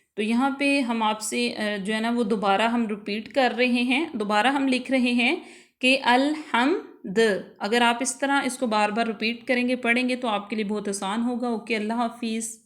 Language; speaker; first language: Urdu; native; Urdu